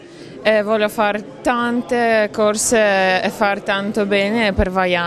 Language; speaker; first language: Italian; non-native, learner; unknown